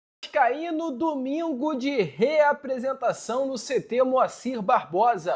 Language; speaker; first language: Portuguese; native; Portuguese